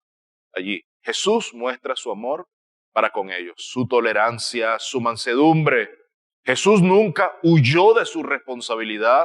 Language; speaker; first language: Spanish; native; Spanish